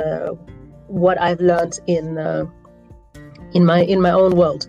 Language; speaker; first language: English; non-native, local second language; Acoli